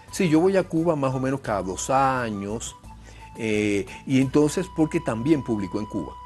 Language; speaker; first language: Spanish; native; Spanish